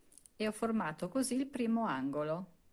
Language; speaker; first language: Italian; native; Italian